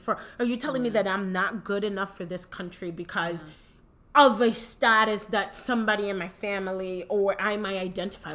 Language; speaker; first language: English; early bilingual, other home language; Spanish